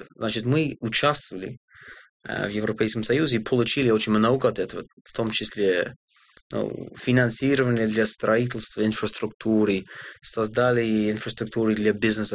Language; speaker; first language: Russian; non-native, fluent; English